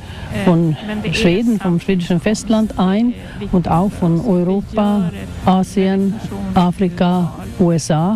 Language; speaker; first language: German; non-native, fluent; Swedish